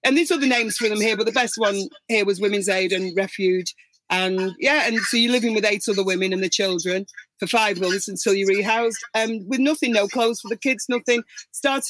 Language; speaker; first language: English; native; English